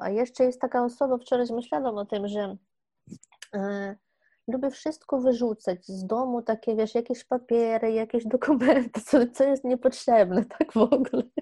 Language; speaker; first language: Polish; non-native, fluent; Ukrainian